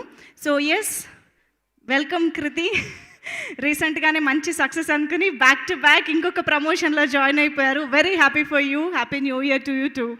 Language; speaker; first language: Telugu; native; Telugu